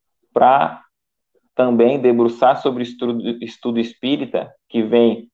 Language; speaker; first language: Portuguese; native; Portuguese